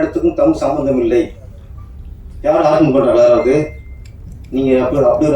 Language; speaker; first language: Tamil; native; Tamil